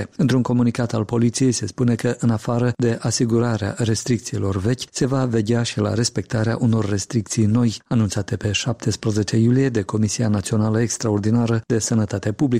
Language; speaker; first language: Romanian; native; Romanian